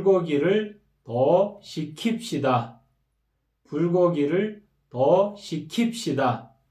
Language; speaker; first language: Korean; non-native, fluent; Kyrgyz